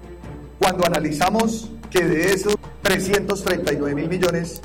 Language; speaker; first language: Spanish; native; Spanish